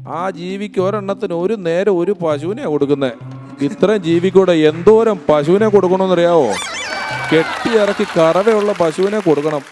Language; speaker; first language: Malayalam; native; Malayalam